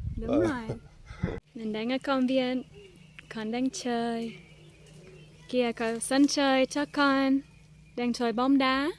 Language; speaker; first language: Vietnamese; non-native, fluent; English